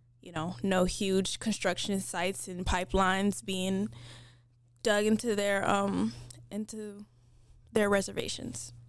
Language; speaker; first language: English; native; English